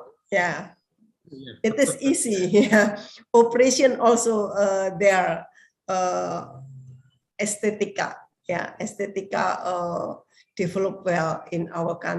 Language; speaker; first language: English; non-native, learner; Indonesian